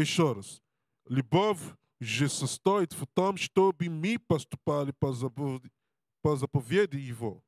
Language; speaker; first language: Russian; non-native, learner; Portuguese